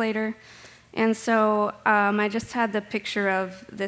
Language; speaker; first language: English; native; English